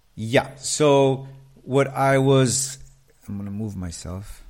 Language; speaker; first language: English; non-native, fluent; Hebrew